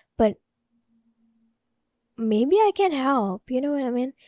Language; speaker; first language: English; non-native, learner; Indonesian